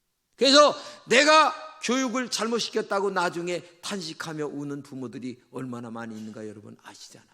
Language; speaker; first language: Korean; native; Korean